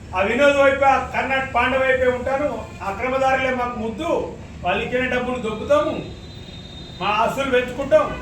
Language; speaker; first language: Telugu; native; Telugu